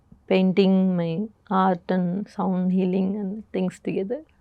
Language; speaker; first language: English; non-native, local second language; Tamil